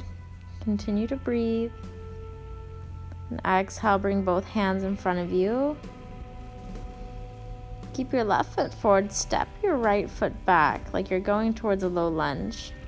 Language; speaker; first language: English; native; English